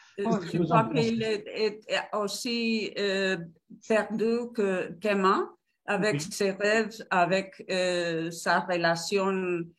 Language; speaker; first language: French; non-native, learner; Spanish